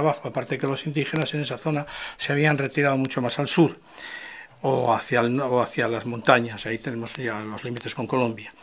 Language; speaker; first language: Spanish; native; Spanish